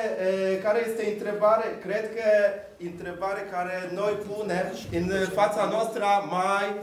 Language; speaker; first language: Romanian; non-native, fluent; Polish